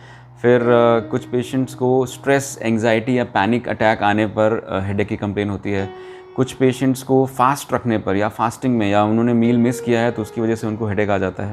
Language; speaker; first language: Hindi; native; Hindi